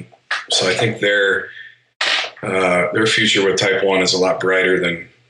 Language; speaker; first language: English; native; English